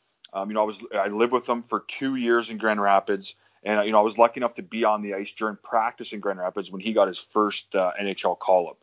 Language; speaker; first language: English; native; English